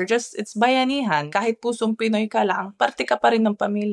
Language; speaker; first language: Filipino; early bilingual, heritage; Filipino